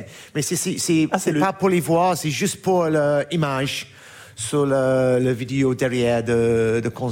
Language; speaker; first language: French; non-native, learner; English